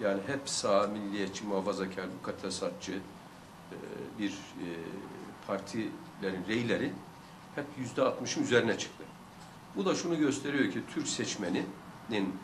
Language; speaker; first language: Turkish; native; Turkish